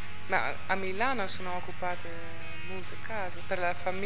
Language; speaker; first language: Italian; non-native, learner; Dutch